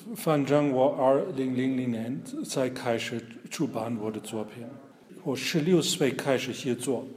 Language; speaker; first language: Chinese; non-native, fluent; German